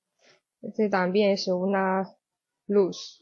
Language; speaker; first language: Spanish; non-native, learner; Chinese